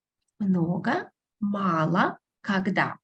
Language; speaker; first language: Russian; non-native, fluent; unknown